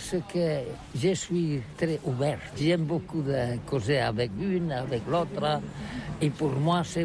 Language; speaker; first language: French; non-native, learner; Catalan